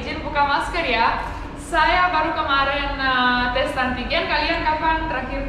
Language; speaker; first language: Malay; non-native, fluent; English